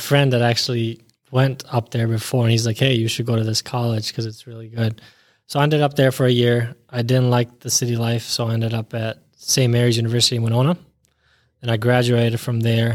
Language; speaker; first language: English; early bilingual, other home language; Bosnian